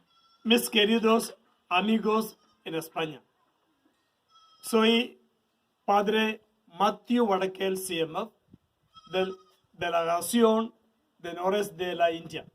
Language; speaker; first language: Spanish; non-native, learner; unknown